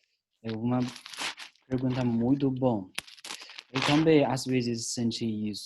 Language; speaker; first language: Portuguese; non-native, learner; Chinese